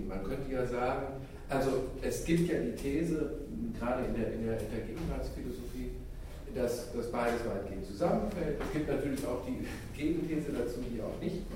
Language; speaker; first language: German; native; German